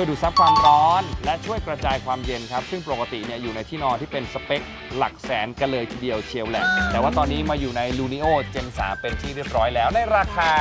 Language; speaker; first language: Thai; native; Thai